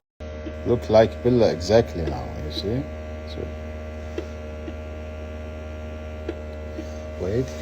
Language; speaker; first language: English; non-native, learner; Arabic